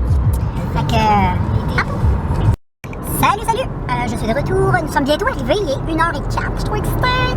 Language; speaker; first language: French; native; French